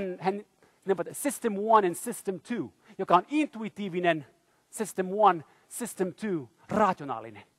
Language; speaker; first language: Finnish; non-native, fluent; French